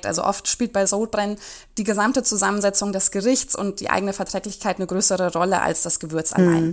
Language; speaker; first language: German; native; German